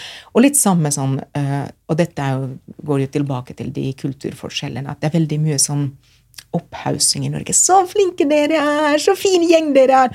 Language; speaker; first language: Norwegian; non-native, fluent; Finnish